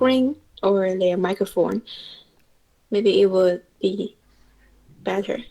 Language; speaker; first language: English; non-native, learner; Chinese